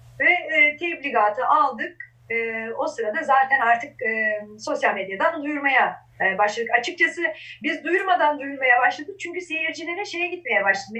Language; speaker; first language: Turkish; non-native, local second language; Kurdish